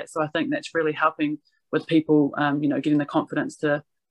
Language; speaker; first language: English; non-native, local second language; Māori